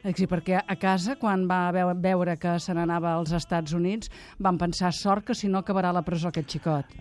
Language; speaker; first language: Catalan; native; Catalan